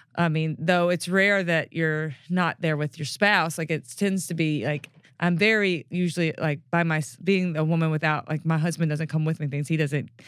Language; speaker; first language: English; native; English